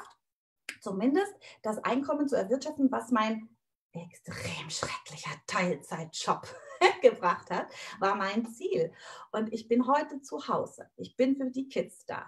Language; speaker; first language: German; native; German